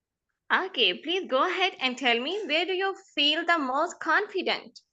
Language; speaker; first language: English; non-native, fluent; Urdu